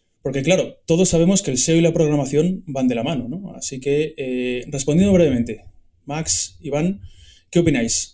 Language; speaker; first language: Spanish; native; Spanish